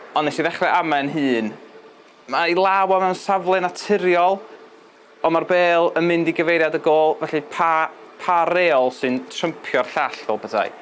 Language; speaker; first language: Welsh; native; Welsh